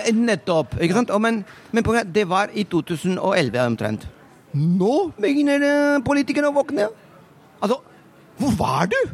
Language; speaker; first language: Norwegian; non-native, fluent; Spanish